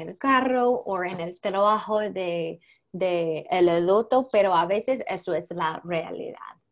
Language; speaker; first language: Spanish; non-native, learner; English